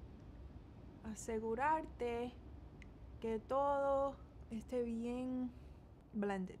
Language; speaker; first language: Spanish; early bilingual, heritage; Spanish